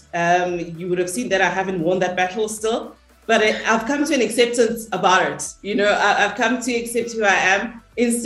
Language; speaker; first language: English; non-native, local second language; Zulu